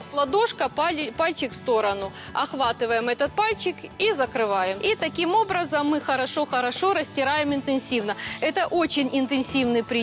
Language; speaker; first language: Russian; native; Russian